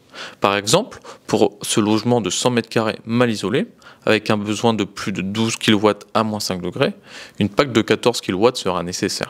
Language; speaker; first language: French; native; French